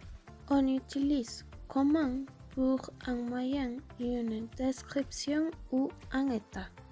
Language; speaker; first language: French; non-native, learner; Spanish